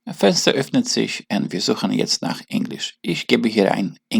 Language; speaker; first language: German; non-native, learner; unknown